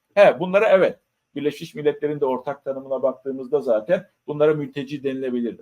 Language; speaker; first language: Turkish; native; Turkish